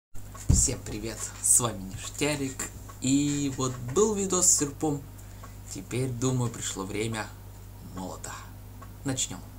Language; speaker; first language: Russian; native; Russian